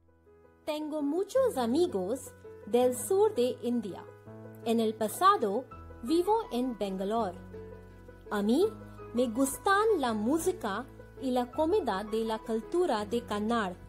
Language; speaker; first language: Spanish; non-native, learner; Hindi